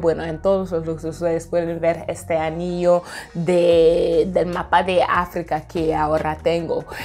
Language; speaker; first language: Spanish; non-native, fluent; English